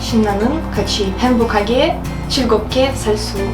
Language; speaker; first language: Korean; non-native, learner; Russian